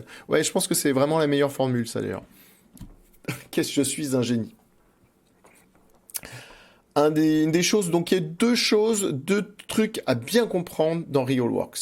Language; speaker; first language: French; native; French